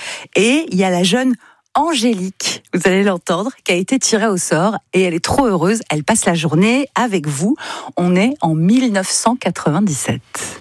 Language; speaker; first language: French; native; French